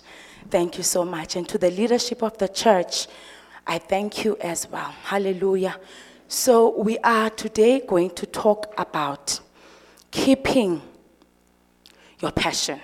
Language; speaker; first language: English; non-native, local second language; Xhosa